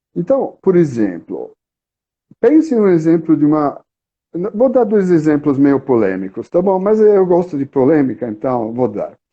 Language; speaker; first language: Portuguese; non-native, fluent; Italian